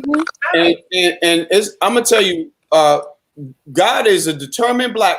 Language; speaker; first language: English; native; English